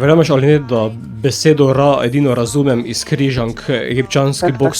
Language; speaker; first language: Slovenian; native; Slovenian